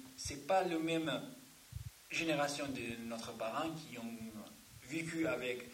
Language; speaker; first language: French; non-native, fluent; Arabic